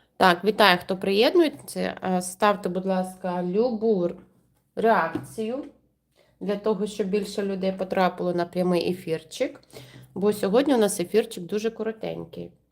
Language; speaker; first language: Ukrainian; non-native, local second language; Russian